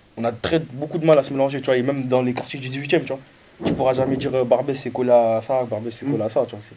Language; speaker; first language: French; native; French